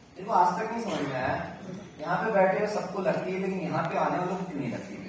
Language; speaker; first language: Hindi; non-native, local second language; Marathi